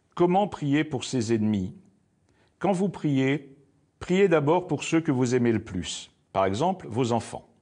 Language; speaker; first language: French; native; French